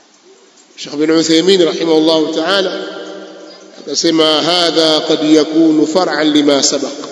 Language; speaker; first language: Arabic; non-native, fluent; Swahili